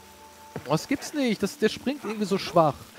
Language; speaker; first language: German; native; German